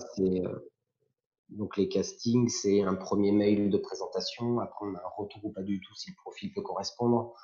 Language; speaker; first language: French; native; French